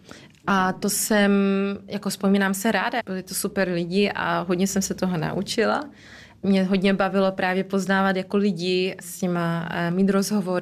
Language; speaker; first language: Czech; early bilingual, heritage; Czech